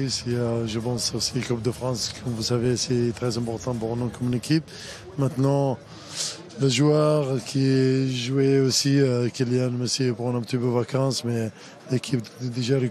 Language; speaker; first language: French; non-native, learner; Arabic